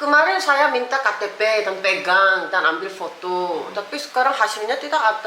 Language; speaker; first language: Indonesian; non-native, learner; Korean